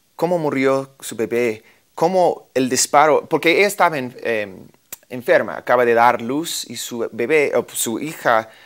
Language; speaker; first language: Spanish; non-native, fluent; English